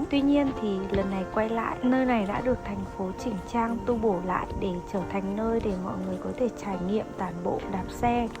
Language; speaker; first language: Vietnamese; native; Vietnamese